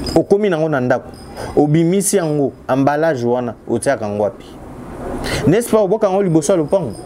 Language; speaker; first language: French; non-native, local second language; Lingala